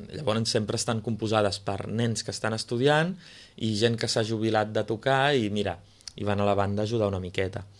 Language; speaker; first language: Catalan; native; Catalan